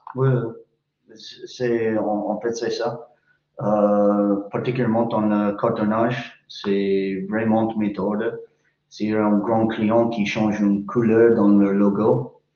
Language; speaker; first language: French; non-native, fluent; English